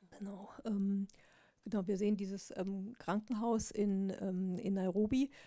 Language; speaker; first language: German; native; German